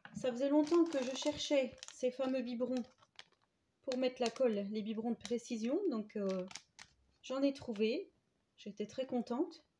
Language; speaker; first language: French; native; French